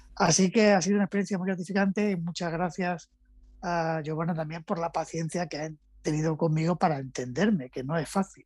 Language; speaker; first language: Spanish; native; Spanish